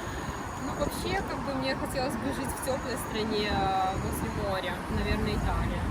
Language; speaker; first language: Russian; native; Russian